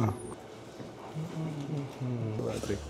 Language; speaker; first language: Russian; non-native, learner; Indonesian